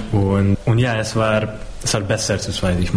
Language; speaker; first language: German; non-native, fluent; Hungarian